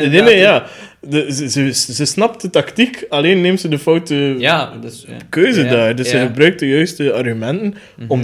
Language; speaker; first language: Dutch; native; Dutch